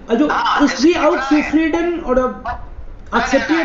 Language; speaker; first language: German; non-native, learner; Hindi